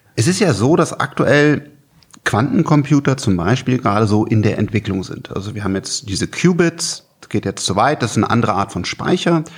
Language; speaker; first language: German; native; German